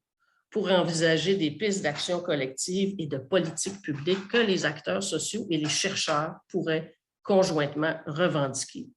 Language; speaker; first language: French; native; French